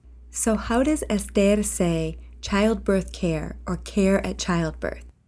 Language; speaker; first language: English; native; English